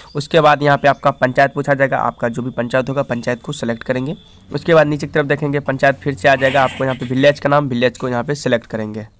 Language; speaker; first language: Hindi; native; Hindi